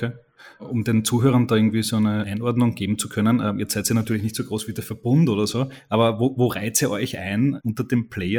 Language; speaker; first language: German; native; German